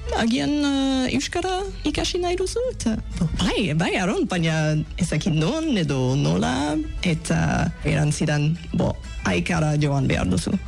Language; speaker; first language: Basque; non-native, learner; English